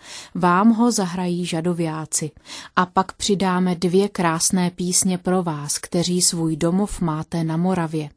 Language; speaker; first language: Czech; native; Czech